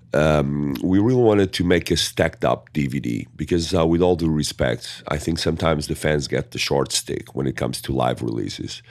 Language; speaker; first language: English; non-native, fluent; Portuguese